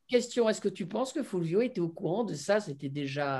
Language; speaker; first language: French; native; French